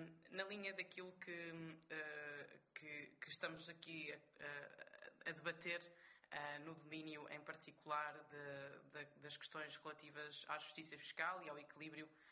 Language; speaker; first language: Portuguese; native; Portuguese